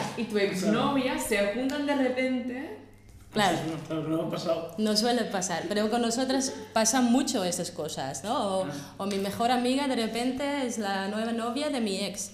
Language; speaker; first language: Spanish; non-native, fluent; Russian